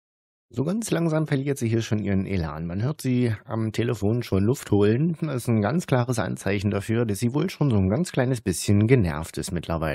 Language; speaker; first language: German; native; German